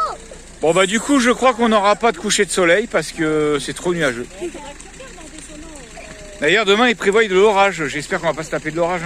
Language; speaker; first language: French; native; French